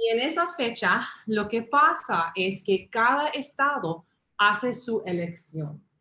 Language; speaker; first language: Spanish; early bilingual, heritage; English